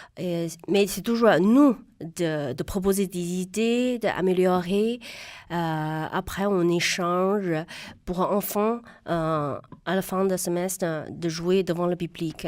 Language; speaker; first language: French; non-native, fluent; Chinese